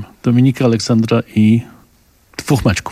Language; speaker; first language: Polish; native; Polish